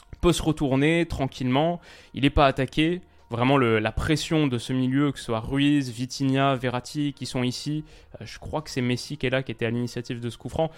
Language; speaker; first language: French; native; French